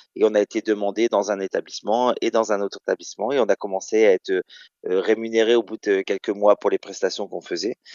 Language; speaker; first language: French; native; French